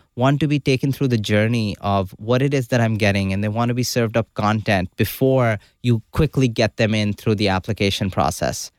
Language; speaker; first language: English; non-native, local second language; Urdu